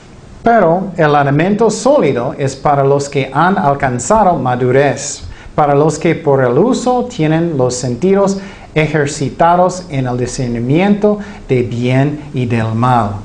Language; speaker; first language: Spanish; non-native, fluent; English